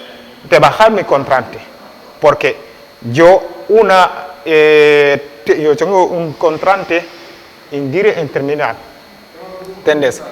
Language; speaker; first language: Spanish; non-native, learner; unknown